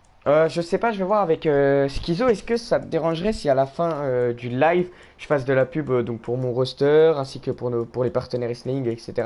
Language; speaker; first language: French; native; French